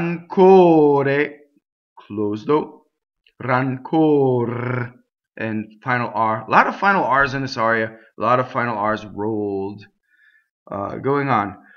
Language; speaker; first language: English; native; English